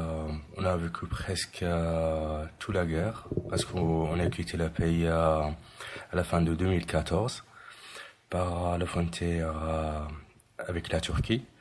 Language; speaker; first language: French; non-native, fluent; Arabic